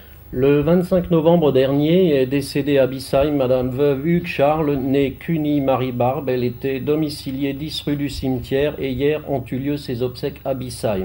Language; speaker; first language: French; native; French